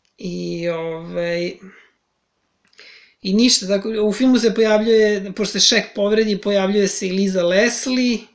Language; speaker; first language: Serbian; native; Serbian